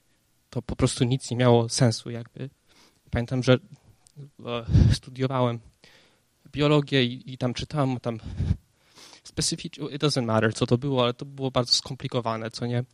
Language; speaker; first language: Polish; early bilingual, heritage; Polish